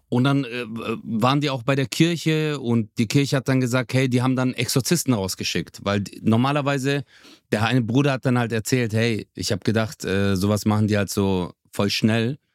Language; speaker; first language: German; early bilingual, other home language; Turkish